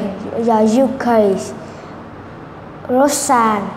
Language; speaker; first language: English; non-native, learner; Vietnamese